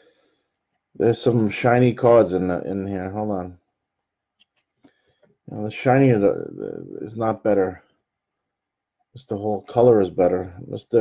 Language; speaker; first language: English; native; English